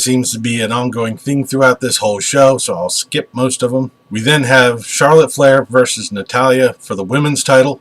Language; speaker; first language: English; native; English